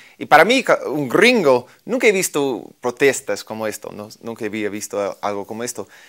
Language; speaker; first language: Spanish; non-native, fluent; English